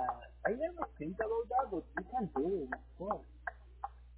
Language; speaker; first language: English; non-native, fluent; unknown